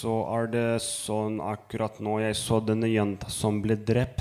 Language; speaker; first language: Norwegian; non-native, fluent; Lithuanian